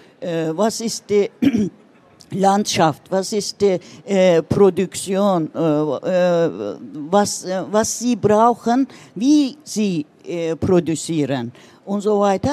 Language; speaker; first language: German; non-native, learner; Turkish